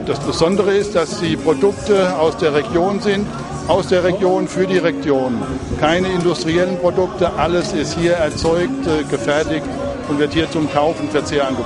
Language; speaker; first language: German; native; German